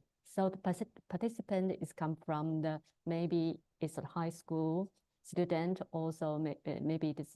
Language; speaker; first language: English; non-native, learner; Chinese